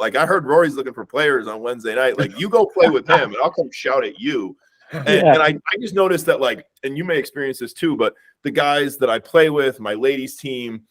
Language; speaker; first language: English; native; English